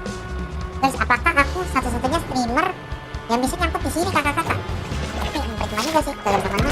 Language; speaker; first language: Indonesian; native; Indonesian